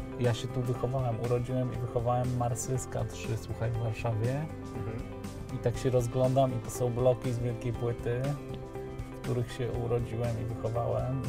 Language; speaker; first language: Polish; early bilingual, heritage; Polish